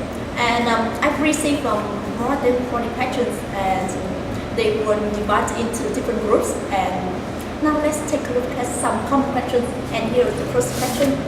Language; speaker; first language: English; non-native, learner; Vietnamese